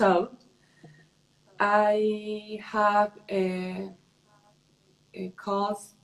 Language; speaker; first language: English; non-native, learner; Spanish